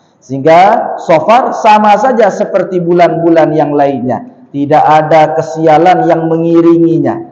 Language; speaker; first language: Malay; non-native, local second language; Sasak